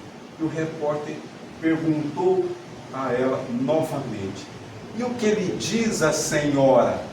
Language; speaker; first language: Portuguese; native; Portuguese